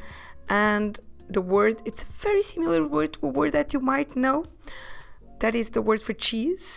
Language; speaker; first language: English; non-native, fluent; Portuguese